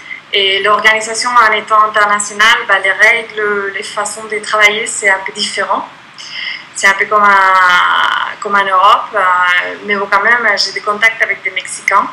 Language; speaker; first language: French; non-native, fluent; Spanish